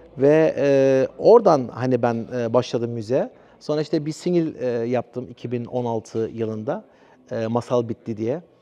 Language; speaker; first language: Turkish; early bilingual, heritage; Turkish